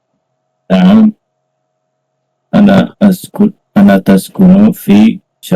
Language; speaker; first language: Arabic; non-native, learner; Indonesian